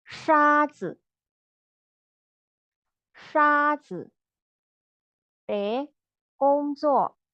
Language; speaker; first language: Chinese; non-native, fluent; Burmese